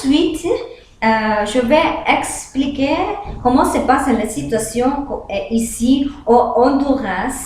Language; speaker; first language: French; non-native, learner; Spanish